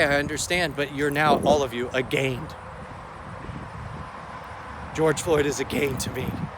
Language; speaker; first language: English; native; English